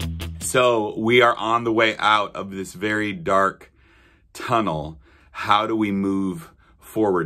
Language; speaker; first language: English; native; English